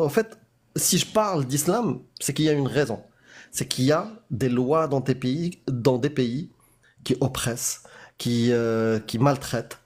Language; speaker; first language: French; native; French